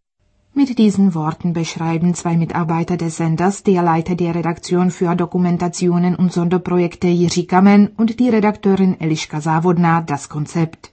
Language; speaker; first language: German; native; German